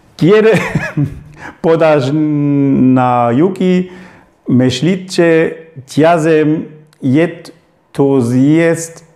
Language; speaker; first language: Polish; non-native, learner; German